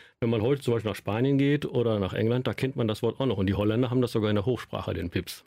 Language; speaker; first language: German; native; German